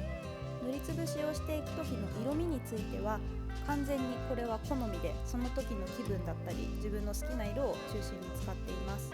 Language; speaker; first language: Japanese; native; Japanese